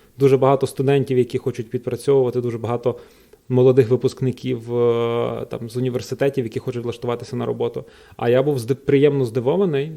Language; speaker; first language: Ukrainian; native; Ukrainian